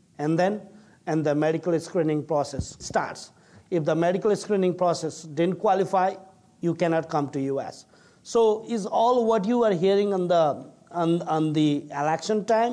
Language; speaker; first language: English; non-native, fluent; Nepali